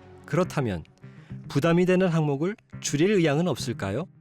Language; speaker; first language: Korean; native; Korean